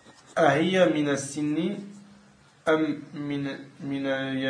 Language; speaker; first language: Arabic; non-native, learner; French